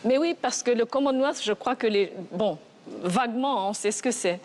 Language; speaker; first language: French; non-native, local second language; Kinyarwanda